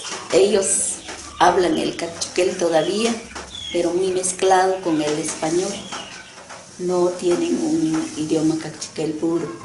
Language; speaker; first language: Spanish; non-native, local second language; Kaqchikel